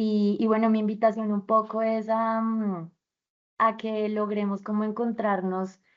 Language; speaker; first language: Spanish; native; Spanish